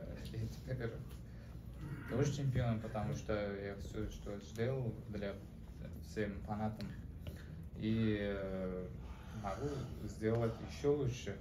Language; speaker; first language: Russian; non-native, learner; Uzbek